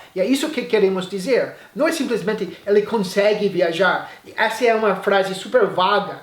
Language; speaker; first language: Portuguese; non-native, fluent; English